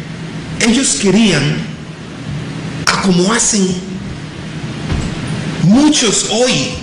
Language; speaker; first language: Spanish; non-native, local second language; English